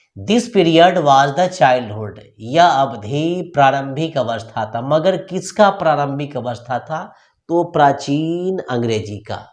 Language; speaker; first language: Hindi; native; Hindi